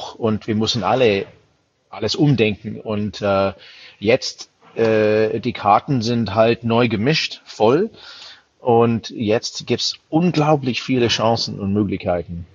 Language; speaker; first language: German; non-native, fluent; English